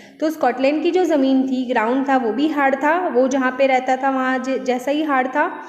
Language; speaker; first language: Hindi; non-native, local second language; Gujarati